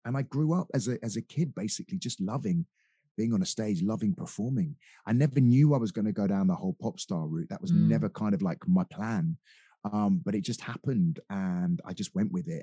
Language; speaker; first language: English; native; English